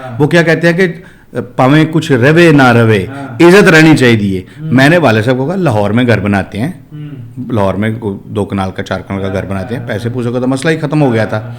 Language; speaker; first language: Urdu; non-native, local second language; Punjabi